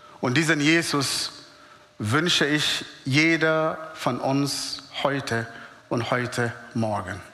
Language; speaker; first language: German; non-native, fluent; Arabic